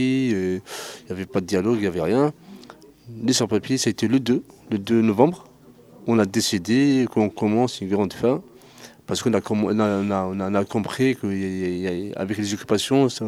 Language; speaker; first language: French; non-native, fluent; Arabic